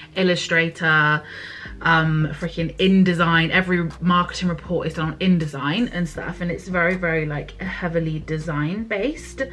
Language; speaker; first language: English; native; English